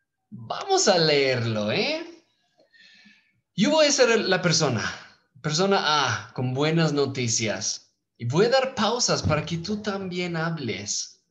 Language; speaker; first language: Spanish; native; Spanish